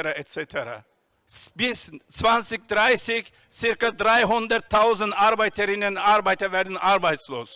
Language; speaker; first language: German; non-native, fluent; Turkish